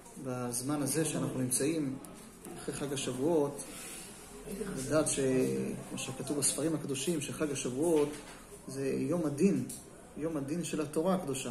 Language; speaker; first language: Hebrew; native; Hebrew